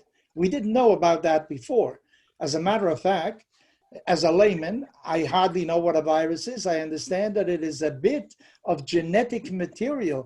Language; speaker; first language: English; non-native, fluent; Spanish